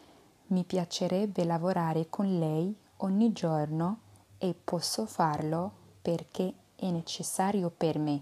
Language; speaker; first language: Italian; non-native, fluent; Arabic